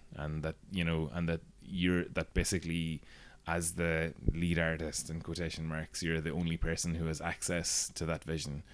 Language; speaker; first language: English; native; English